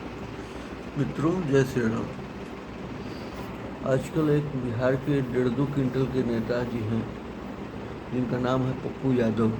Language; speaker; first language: Hindi; native; Hindi